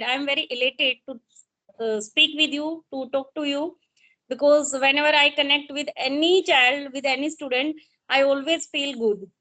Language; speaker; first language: English; non-native, local second language; Hindi